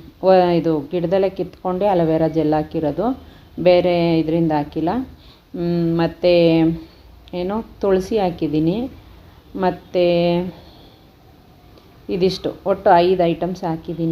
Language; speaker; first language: Kannada; native; Kannada